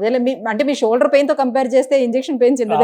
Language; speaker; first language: Telugu; native; Telugu